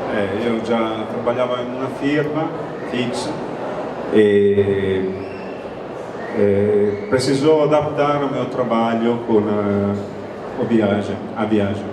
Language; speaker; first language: Portuguese; non-native, fluent; Italian